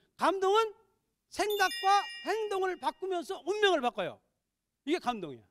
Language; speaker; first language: Korean; native; Korean